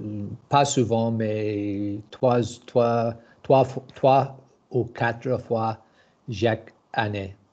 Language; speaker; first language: French; non-native, learner; English